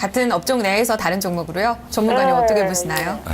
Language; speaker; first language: Korean; native; Korean